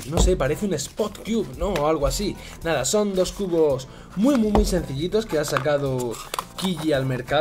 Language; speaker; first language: Spanish; native; Spanish